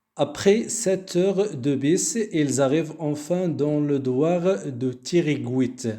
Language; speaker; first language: French; non-native, local second language; Arabic